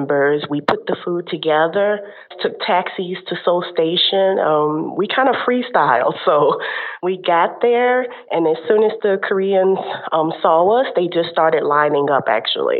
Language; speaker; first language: English; native; English